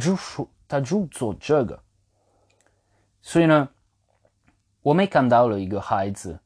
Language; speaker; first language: Chinese; non-native, fluent; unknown